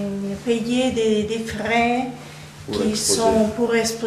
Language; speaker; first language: French; non-native, local second language; Italian